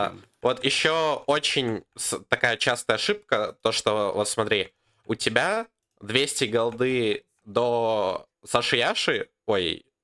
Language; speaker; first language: Russian; native; Russian